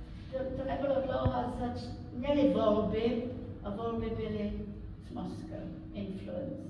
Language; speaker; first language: Czech; early bilingual, heritage; Czech